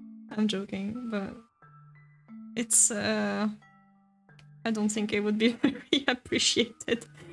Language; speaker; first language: English; non-native, fluent; French